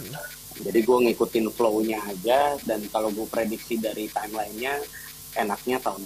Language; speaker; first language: Indonesian; native; Indonesian